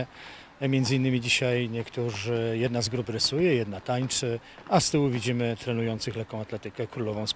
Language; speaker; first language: Polish; native; Polish